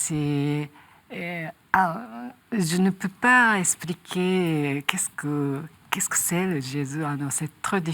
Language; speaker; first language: French; non-native, learner; Japanese